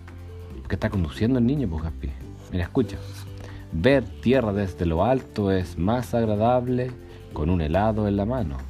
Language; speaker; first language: Spanish; native; Spanish